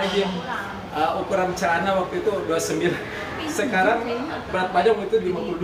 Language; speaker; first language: Indonesian; native; Indonesian